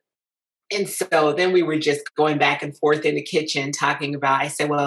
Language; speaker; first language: English; native; English